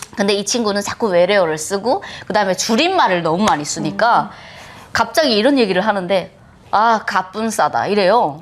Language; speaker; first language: Korean; native; Korean